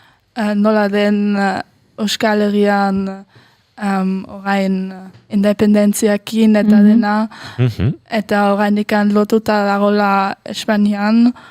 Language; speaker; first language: Basque; early bilingual, heritage; Basque